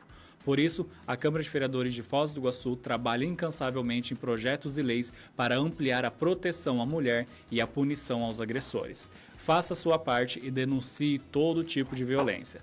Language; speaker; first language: Portuguese; native; Portuguese